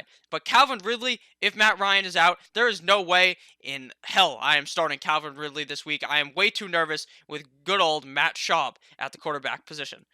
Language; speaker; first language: English; native; English